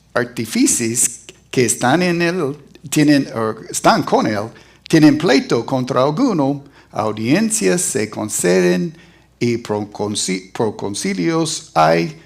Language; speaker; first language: Spanish; non-native, fluent; English